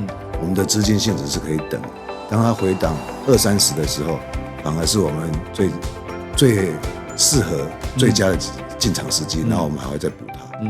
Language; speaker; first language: Chinese; native; Chinese